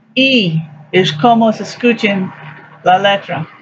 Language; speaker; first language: Spanish; non-native, learner; English